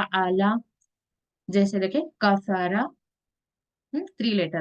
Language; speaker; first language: Hindi; native; Hindi